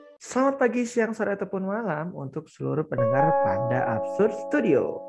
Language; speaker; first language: Indonesian; native; Indonesian